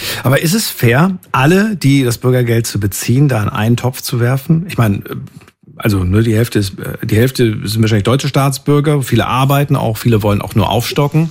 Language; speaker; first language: German; native; German